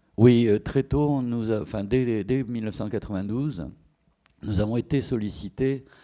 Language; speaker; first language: French; native; French